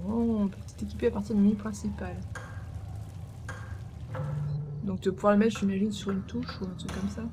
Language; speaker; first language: French; native; French